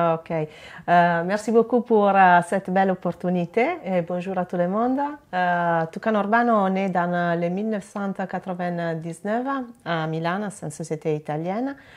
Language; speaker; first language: French; non-native, fluent; Italian